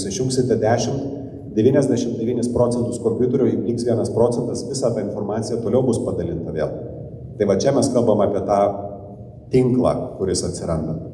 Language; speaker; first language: Lithuanian; non-native, local second language; Polish